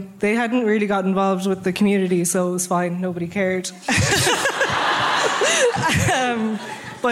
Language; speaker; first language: English; native; English